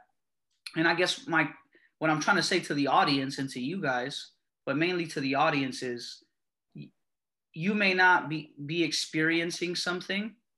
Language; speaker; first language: English; native; English